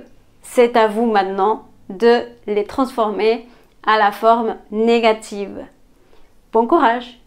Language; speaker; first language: French; non-native, fluent; Spanish